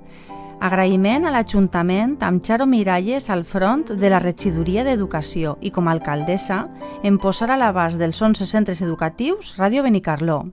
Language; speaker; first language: Catalan; native; Catalan